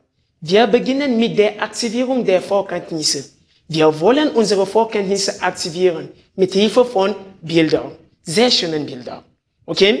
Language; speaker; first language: German; non-native, fluent; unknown